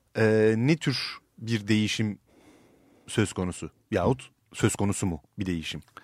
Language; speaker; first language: Turkish; native; Turkish